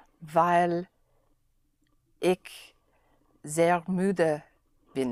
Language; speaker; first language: German; non-native, learner; English